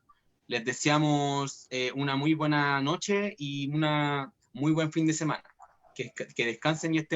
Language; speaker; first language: Spanish; native; Spanish